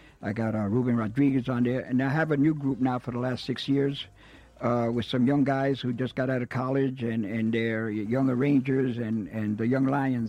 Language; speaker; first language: English; native; English